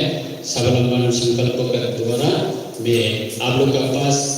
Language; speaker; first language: Hindi; non-native, local second language; Kok Borok